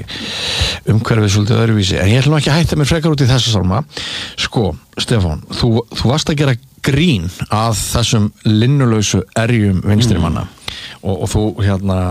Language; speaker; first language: Icelandic; native; Icelandic